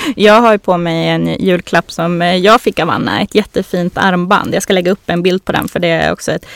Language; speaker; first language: Swedish; native; Swedish